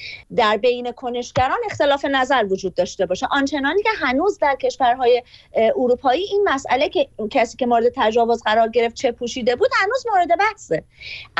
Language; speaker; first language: Persian; native; Persian